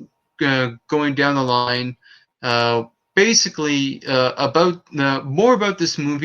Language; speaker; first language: English; native; English